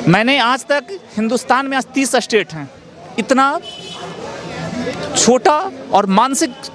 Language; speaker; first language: Hindi; native; Hindi